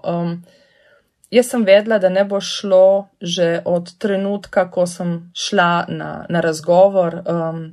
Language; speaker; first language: Slovenian; native; Slovenian